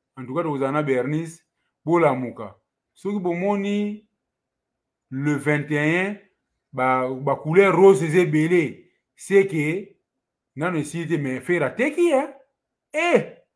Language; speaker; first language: French; non-native, local second language; Lingala